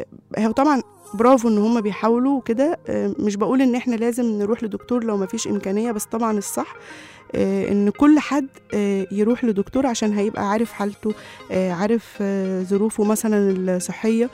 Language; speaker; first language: Arabic; native; Arabic